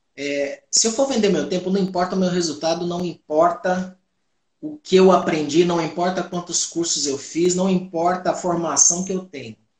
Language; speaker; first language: Portuguese; native; Portuguese